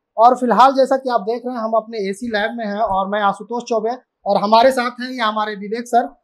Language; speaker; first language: Hindi; native; Hindi